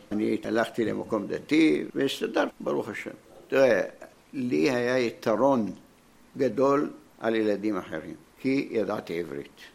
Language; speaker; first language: Hebrew; non-native, fluent; Arabic